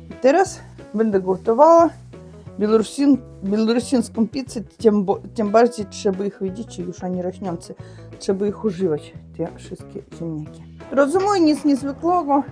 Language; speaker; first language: Polish; non-native, learner; Russian